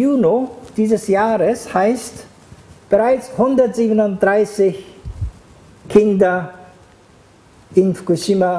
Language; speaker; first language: German; non-native, fluent; Japanese